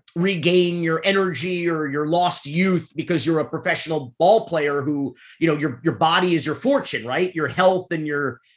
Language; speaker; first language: English; native; English